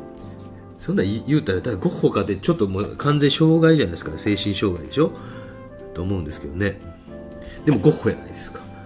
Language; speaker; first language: Japanese; native; Japanese